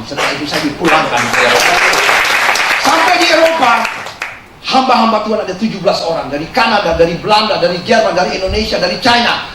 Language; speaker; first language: Indonesian; early bilingual, heritage; Indonesian